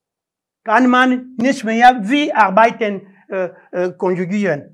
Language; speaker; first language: German; non-native, learner; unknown